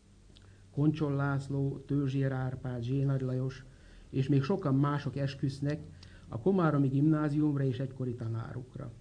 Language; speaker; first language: Hungarian; native; Hungarian